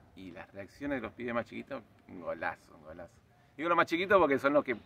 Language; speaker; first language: Spanish; native; Spanish